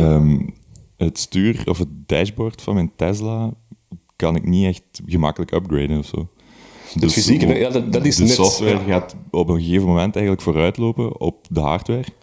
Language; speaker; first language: Dutch; native; Dutch